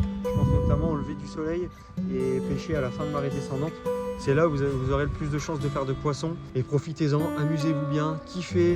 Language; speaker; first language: French; native; French